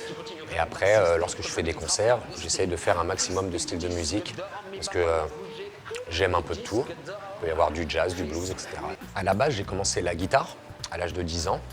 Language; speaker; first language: French; native; French